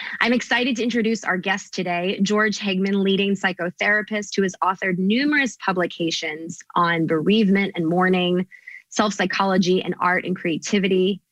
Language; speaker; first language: English; native; English